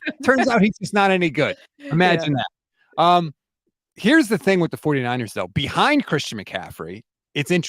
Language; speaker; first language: English; native; English